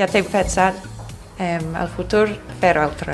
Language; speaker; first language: Catalan; non-native, fluent; English